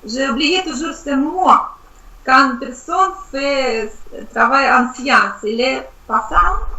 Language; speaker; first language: French; non-native, learner; Russian